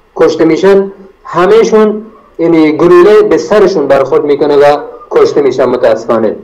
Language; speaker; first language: Persian; non-native, local second language; Baluchi